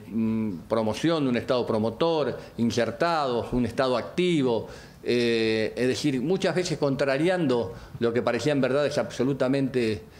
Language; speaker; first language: Spanish; native; Spanish